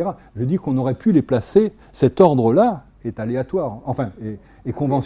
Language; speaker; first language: French; native; French